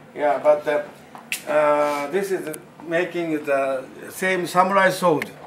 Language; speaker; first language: English; non-native, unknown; Japanese